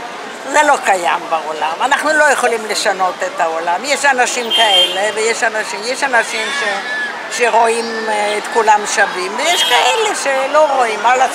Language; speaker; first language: Hebrew; non-native, fluent; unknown